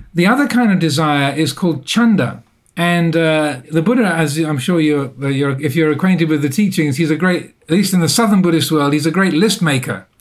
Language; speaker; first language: English; native; English